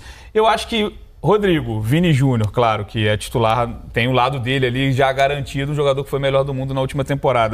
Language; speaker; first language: Portuguese; native; Portuguese